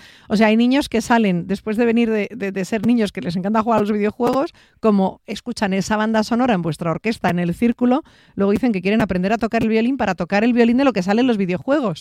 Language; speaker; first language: Spanish; native; Spanish